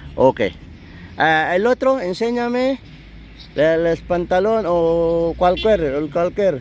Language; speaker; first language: Spanish; non-native, learner; Filipino